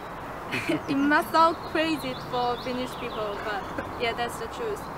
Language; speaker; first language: English; non-native, fluent; Chinese